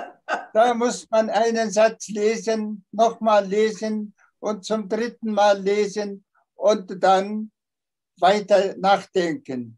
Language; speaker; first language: German; non-native, fluent; Tuvinian